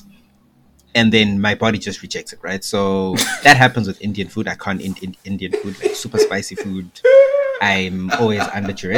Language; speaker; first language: English; non-native, local second language; Shona